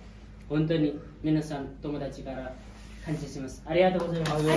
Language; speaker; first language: Japanese; non-native, learner; Nepali